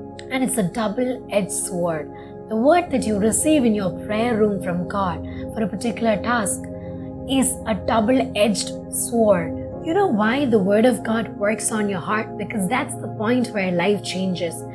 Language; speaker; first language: English; non-native, local second language; Malayalam